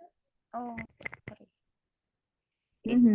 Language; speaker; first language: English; non-native, learner; Indonesian